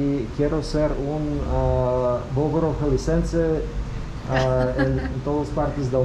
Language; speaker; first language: Spanish; non-native, learner; English